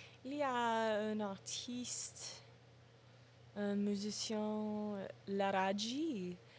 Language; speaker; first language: French; non-native, learner; English